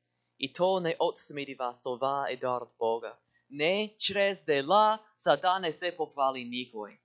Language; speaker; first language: Bulgarian; non-native, learner; English